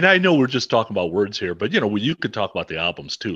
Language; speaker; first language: English; native; English